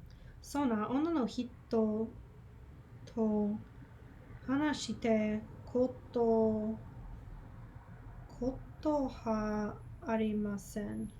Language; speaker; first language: Japanese; non-native, learner; English